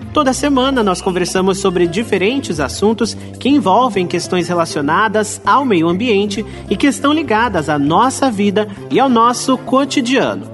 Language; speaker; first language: Portuguese; native; Portuguese